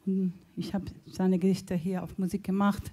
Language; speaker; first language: German; non-native, fluent; Spanish